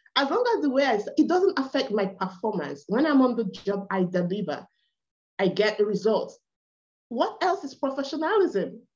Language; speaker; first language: English; non-native, local second language; Igbo